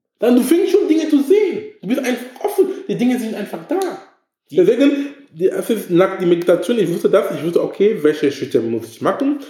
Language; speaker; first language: German; non-native, fluent; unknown